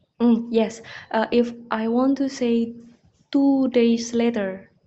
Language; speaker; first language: English; non-native, learner; Indonesian